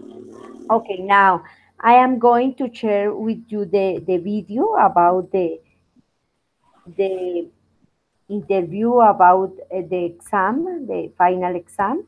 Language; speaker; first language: English; non-native, learner; Spanish